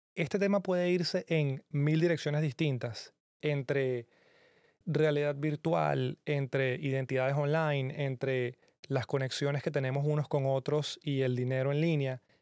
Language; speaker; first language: Spanish; native; Spanish